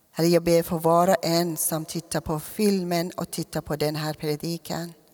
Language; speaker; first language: Swedish; non-native, fluent; Persian